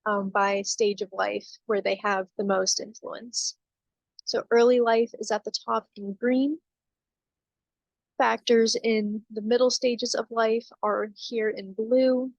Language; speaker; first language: English; native; English